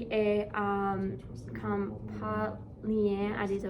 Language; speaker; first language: French; non-native, learner; English